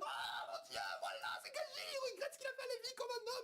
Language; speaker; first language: French; native; French